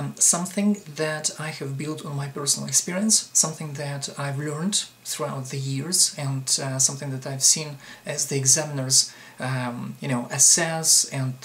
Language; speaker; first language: English; non-native, fluent; Russian